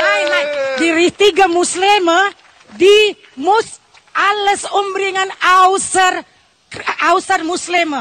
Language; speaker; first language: German; non-native, learner; Indonesian